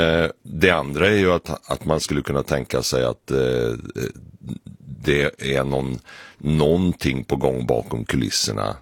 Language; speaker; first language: Swedish; native; Swedish